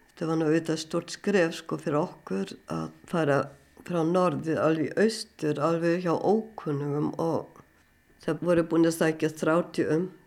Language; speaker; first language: Icelandic; non-native, fluent; German